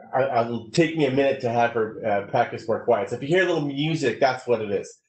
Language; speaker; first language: English; native; English